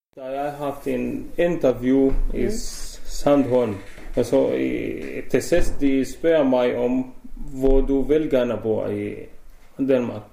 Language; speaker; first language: Danish; non-native, learner; Arabic